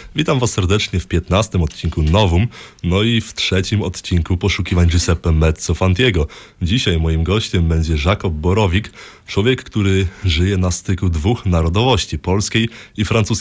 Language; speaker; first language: Polish; native; Polish